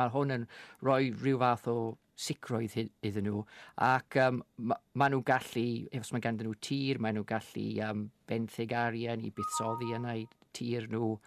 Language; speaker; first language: Welsh; non-native, fluent; English